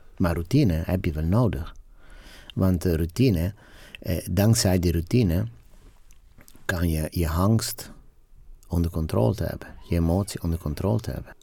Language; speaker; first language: Dutch; non-native, fluent; Italian